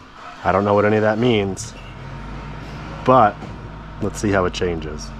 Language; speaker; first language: English; native; English